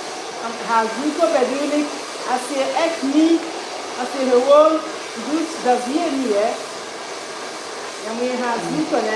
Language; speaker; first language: Dutch; non-native, learner; English